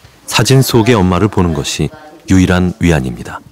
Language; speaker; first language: Korean; native; Korean